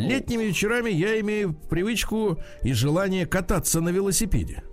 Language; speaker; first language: Russian; native; Russian